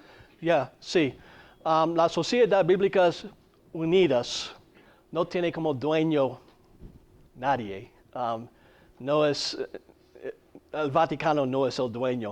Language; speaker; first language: Spanish; non-native, fluent; English